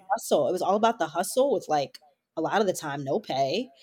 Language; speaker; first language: English; native; English